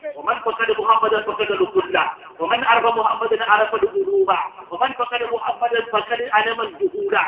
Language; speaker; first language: Arabic; non-native, fluent; Hausa